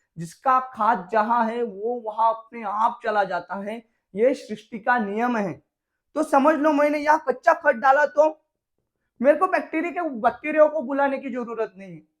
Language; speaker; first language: Hindi; non-native, local second language; Marathi